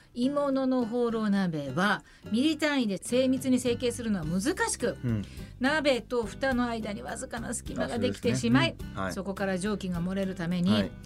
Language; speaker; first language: Japanese; native; Japanese